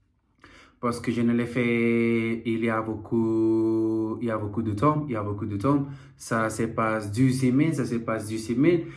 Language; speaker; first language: French; non-native, learner; Portuguese